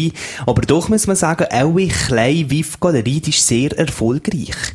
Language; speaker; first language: German; native; German